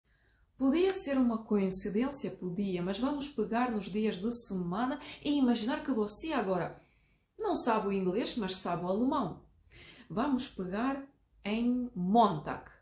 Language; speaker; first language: Portuguese; non-native, fluent; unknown